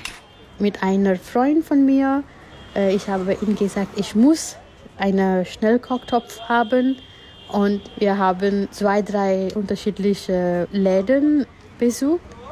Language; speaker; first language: German; non-native, fluent; Gujarati